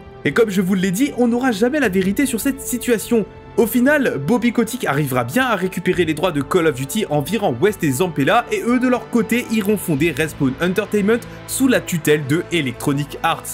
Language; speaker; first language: French; native; French